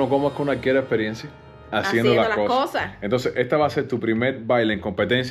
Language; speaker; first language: Spanish; native; Spanish